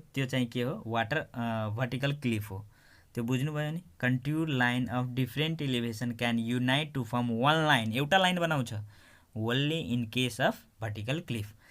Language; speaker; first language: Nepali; non-native, local second language; Maithili